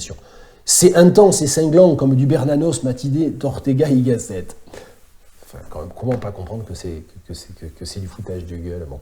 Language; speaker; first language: French; native; French